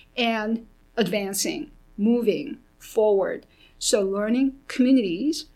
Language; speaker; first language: English; early bilingual, other home language; Korean